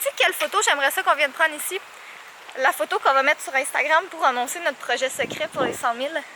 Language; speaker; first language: French; native; French